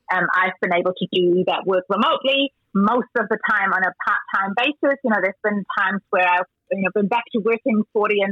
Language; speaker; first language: English; non-native, fluent; German